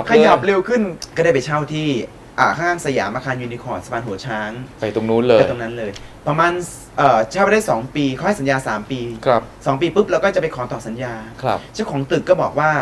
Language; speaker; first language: Thai; native; Thai